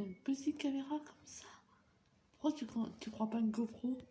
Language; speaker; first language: French; native; French